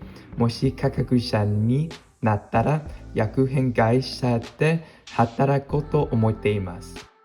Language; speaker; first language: Japanese; non-native, learner; English